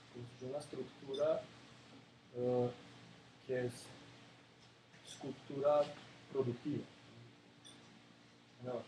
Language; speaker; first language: Spanish; non-native, learner; Serbian